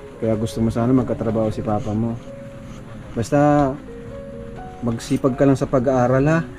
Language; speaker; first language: Filipino; native; Filipino